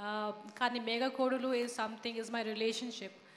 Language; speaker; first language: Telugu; non-native, learner; Hindi